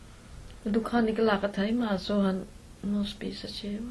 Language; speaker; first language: Norwegian; non-native, learner; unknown